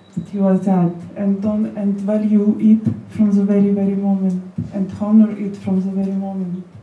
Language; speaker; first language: English; non-native, learner; Russian